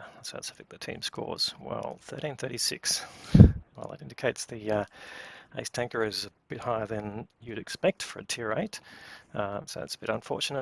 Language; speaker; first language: English; native; English